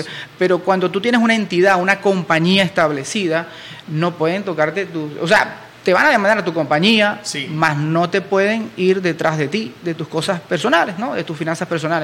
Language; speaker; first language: Spanish; native; Spanish